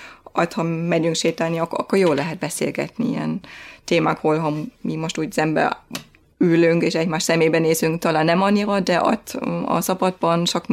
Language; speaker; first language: Hungarian; non-native, fluent; German